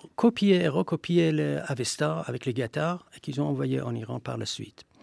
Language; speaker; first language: French; non-native, fluent; Persian